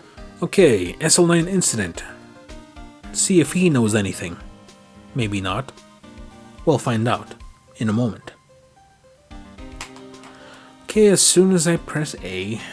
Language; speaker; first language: English; native; English